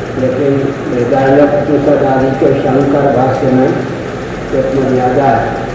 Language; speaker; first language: Hindi; non-native, local second language; Maithili